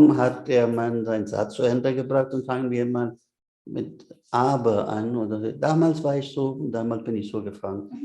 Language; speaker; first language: German; non-native, fluent; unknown